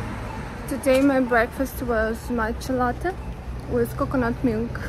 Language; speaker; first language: English; non-native, learner; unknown